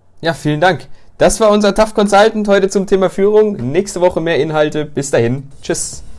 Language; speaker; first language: German; native; German